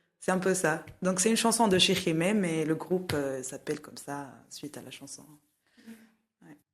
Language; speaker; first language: French; non-native, local second language; Arabic